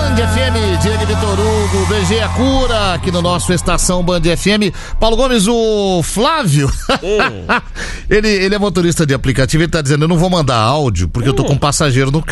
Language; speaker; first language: Portuguese; native; Portuguese